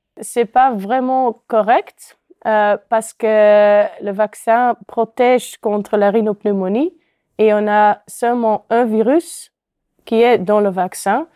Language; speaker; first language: French; non-native, local second language; Dutch